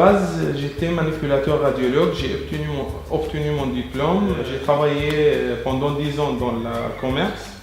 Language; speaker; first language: French; non-native, fluent; Arabic